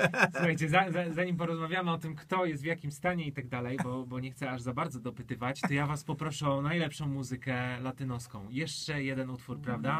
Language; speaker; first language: Polish; native; Polish